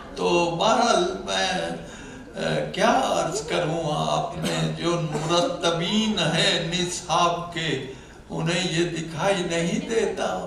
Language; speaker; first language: Urdu; non-native, local second language; Punjabi